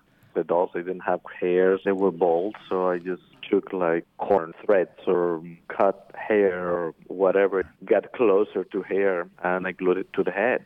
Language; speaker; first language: English; non-native, fluent; Spanish